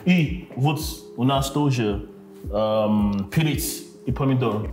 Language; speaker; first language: Russian; non-native, learner; Yoruba